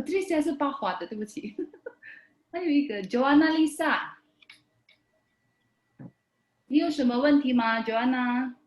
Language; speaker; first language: Chinese; non-native, fluent; Indonesian